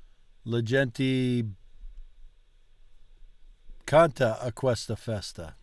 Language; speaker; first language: Italian; non-native, learner; English